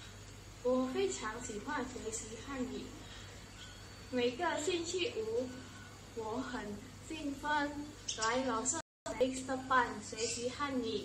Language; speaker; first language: Chinese; non-native, learner; Indonesian